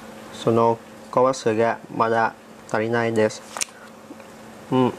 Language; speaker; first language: Japanese; non-native, learner; Vietnamese